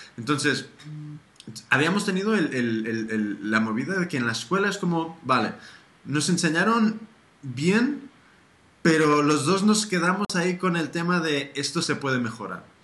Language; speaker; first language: Spanish; early bilingual, heritage; Spanish